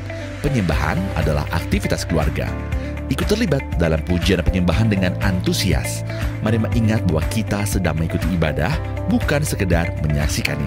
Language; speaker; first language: Indonesian; native; Indonesian